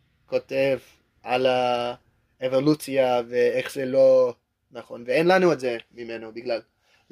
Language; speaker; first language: Hebrew; non-native, learner; English